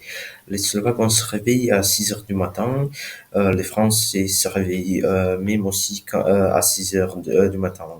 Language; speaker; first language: French; non-native, learner; Slovak